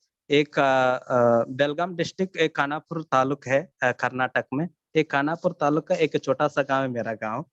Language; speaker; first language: Hindi; non-native, learner; Kannada